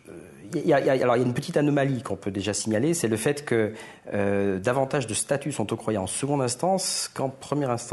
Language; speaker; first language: French; native; French